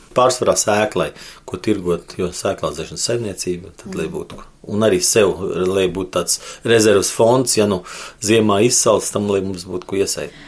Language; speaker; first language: Latvian; native; Latvian